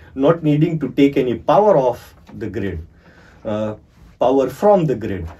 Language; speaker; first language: English; non-native, local second language; Marathi